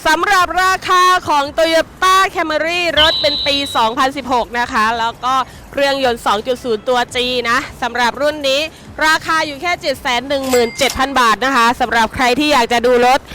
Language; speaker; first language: Thai; native; Thai